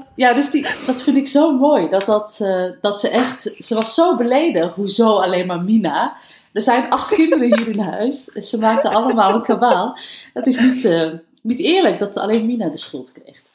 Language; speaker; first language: Dutch; early bilingual, other home language; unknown